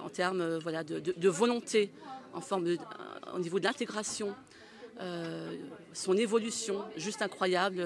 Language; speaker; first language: French; native; French